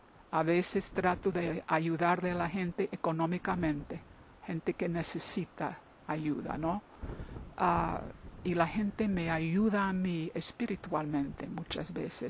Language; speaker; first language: Spanish; non-native, fluent; English